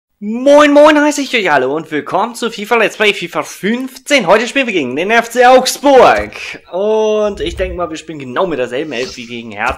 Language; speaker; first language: German; native; German